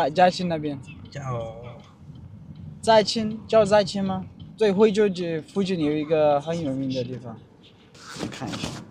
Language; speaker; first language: Chinese; non-native, fluent; Amharic